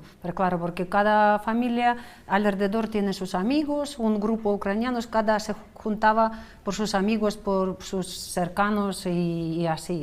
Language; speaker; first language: Spanish; non-native, fluent; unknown